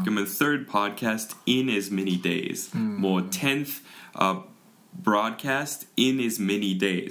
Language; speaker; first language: English; native; English